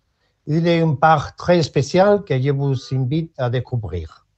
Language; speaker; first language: French; non-native, learner; Spanish